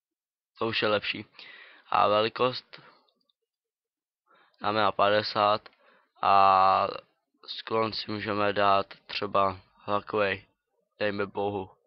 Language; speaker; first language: Czech; native; Czech